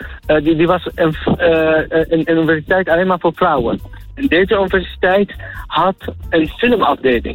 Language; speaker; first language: Dutch; non-native, fluent; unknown